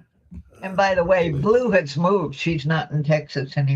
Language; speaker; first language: English; native; English